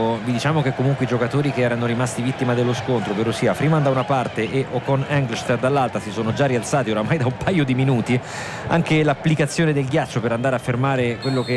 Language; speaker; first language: Italian; native; Italian